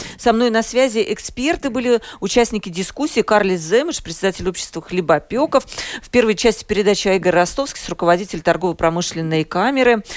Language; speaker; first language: Russian; native; Russian